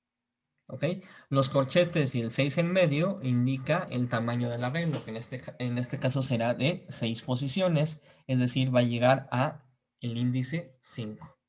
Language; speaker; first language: Spanish; native; Spanish